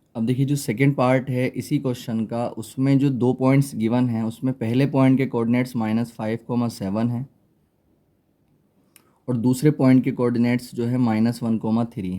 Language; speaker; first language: Hindi; native; Hindi